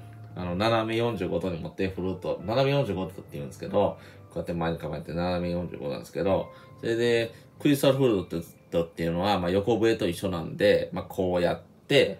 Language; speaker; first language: Japanese; native; Japanese